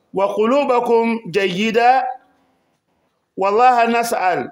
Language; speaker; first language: Arabic; non-native, fluent; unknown